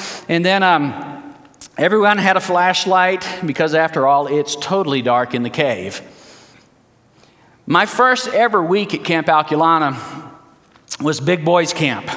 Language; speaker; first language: English; early bilingual, heritage; English